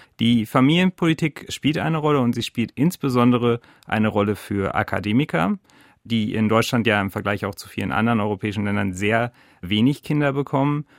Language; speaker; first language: German; native; German